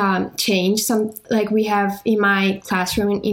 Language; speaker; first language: English; non-native, fluent; Italian